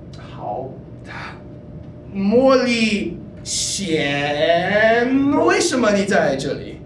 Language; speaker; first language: Chinese; non-native, learner; English